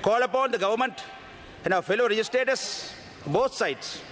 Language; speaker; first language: English; non-native, local second language; Tamil